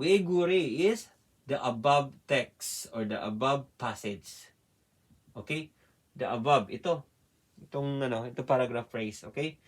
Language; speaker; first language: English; non-native, learner; Filipino